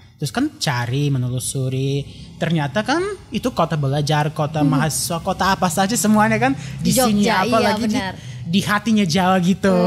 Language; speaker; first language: Indonesian; non-native, fluent; Bulgarian